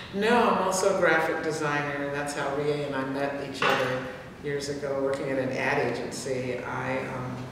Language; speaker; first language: English; native; English